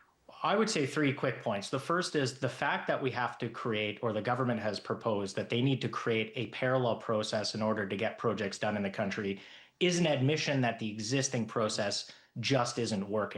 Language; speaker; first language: English; native; English